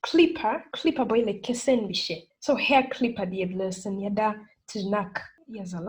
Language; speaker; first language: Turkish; non-native, learner; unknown